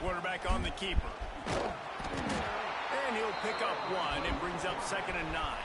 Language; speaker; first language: English; native; English